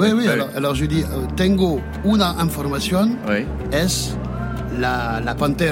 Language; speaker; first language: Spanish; non-native, learner; French